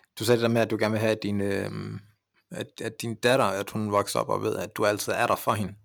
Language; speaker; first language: Danish; early bilingual, other home language; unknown